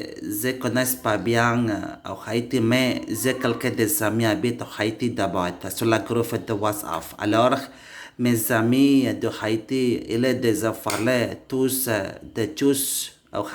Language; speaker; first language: French; non-native, learner; Indonesian